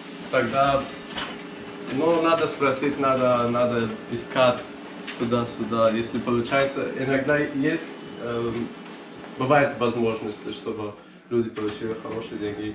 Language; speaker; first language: Russian; non-native, learner; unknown